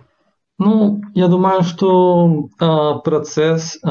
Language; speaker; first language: Russian; non-native, fluent; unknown